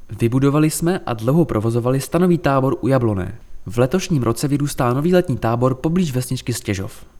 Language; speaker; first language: Czech; native; Czech